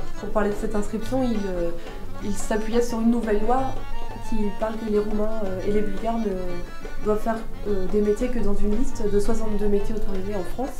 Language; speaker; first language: French; native; French